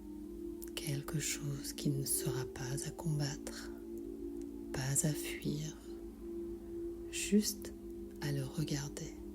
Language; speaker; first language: French; native; French